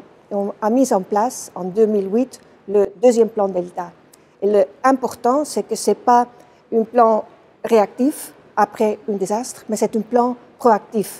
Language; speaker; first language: French; non-native, fluent; Dutch